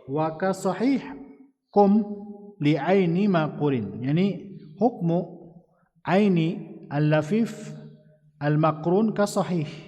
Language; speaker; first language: Arabic; non-native, fluent; Indonesian